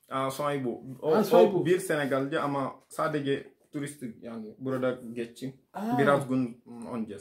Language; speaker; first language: Turkish; non-native, learner; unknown